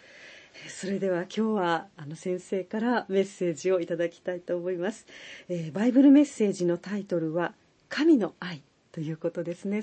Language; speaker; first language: Japanese; native; Japanese